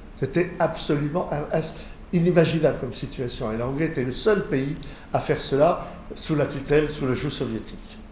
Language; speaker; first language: French; native; French